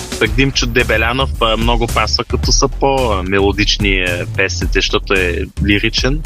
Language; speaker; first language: Bulgarian; early bilingual, heritage; Bulgarian